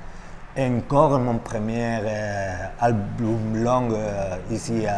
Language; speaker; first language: French; non-native, learner; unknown